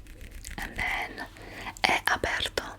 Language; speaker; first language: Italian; early bilingual, heritage; English